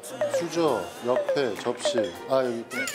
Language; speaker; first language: Korean; native; Korean